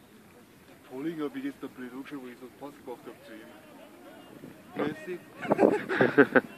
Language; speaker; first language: German; native; German